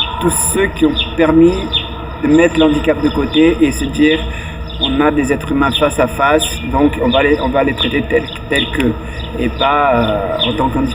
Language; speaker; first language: French; native; French